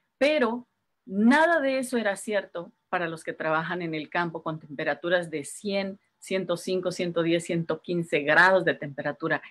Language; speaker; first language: Spanish; native; Spanish